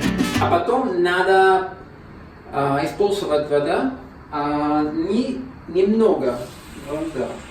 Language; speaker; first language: Russian; non-native, learner; Spanish